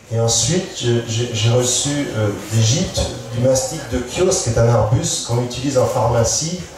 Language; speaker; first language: French; native; French